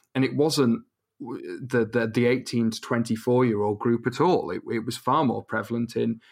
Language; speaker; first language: English; native; English